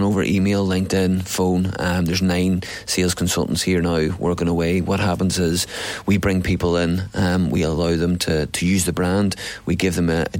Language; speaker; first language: English; native; English